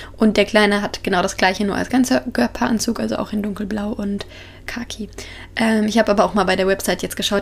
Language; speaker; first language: German; native; German